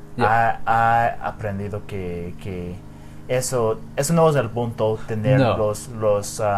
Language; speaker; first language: Spanish; non-native, learner; English